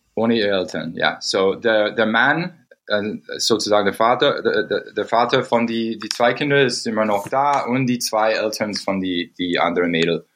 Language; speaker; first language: German; non-native, fluent; English